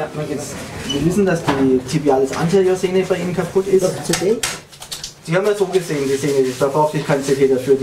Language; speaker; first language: German; native; German